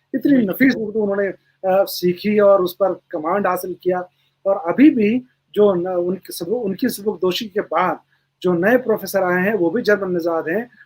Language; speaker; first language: Hindi; native; Hindi